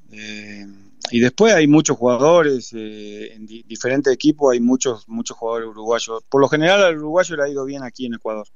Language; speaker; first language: Spanish; native; Spanish